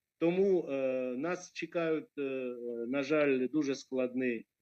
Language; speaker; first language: Ukrainian; non-native, fluent; Georgian